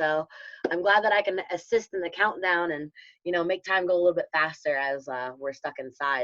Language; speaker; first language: English; native; English